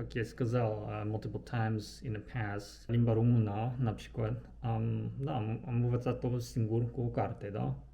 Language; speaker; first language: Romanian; non-native, learner; Japanese